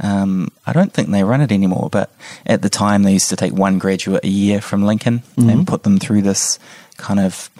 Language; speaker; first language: English; native; English